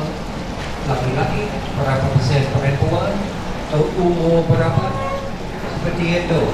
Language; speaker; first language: Indonesian; non-native, learner; English